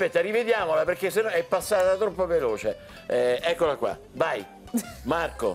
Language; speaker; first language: Italian; native; Italian